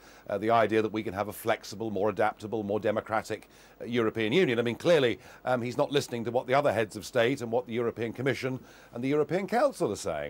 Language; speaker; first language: English; native; English